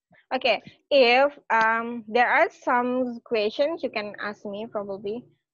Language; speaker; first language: English; non-native, fluent; Indonesian